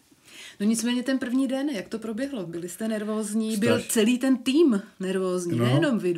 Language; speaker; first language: Czech; native; Czech